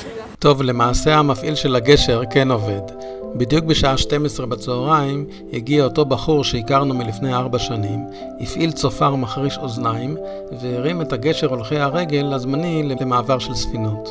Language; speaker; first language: Hebrew; native; Hebrew